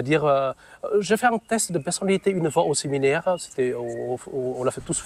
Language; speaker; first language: French; non-native, fluent; Vietnamese